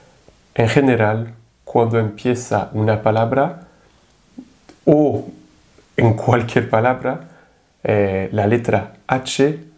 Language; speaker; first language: Spanish; non-native, fluent; French